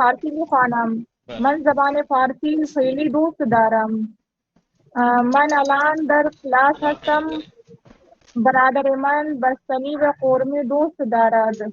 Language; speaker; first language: Persian; non-native, learner; Urdu